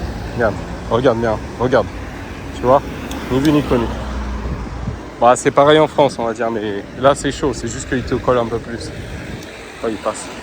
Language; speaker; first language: French; native; French